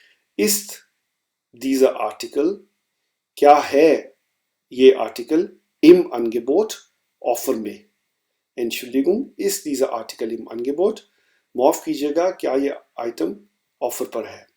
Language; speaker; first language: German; non-native, fluent; Urdu